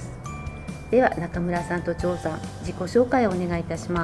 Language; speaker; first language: Japanese; native; Japanese